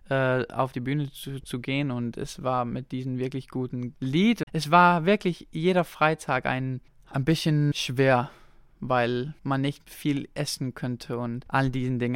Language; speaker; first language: German; non-native, local second language; Danish